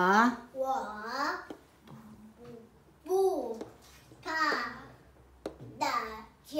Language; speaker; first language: Chinese; non-native, learner; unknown